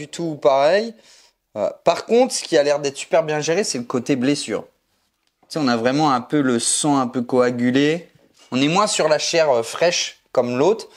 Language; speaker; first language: French; native; French